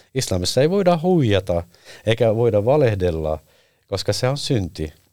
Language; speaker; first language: Finnish; non-native, fluent; Turkish